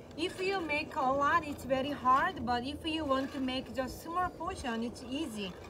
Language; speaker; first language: English; non-native, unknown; Korean